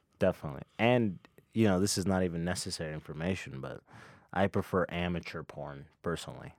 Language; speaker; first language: English; early bilingual, other home language; Arabic